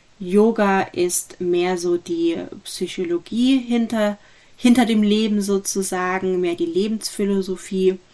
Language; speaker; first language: German; native; German